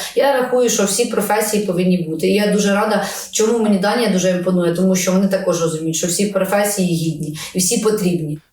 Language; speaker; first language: Ukrainian; native; Ukrainian